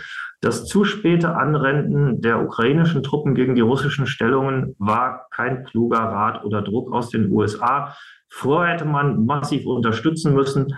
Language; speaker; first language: German; native; German